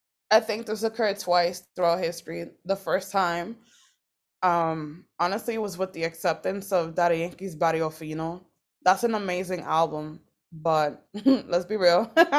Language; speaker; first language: English; early bilingual, other home language; Spanish